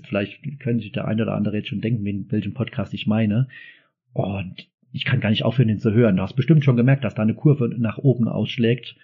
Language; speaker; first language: German; native; German